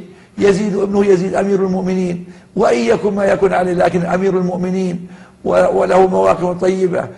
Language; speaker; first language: Arabic; native; Arabic